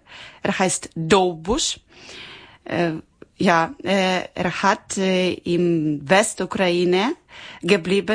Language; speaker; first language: German; non-native, learner; Ukrainian